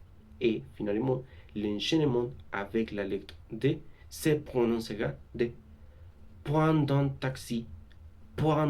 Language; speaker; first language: French; non-native, learner; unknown